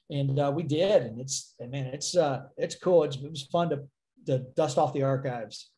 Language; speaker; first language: English; native; English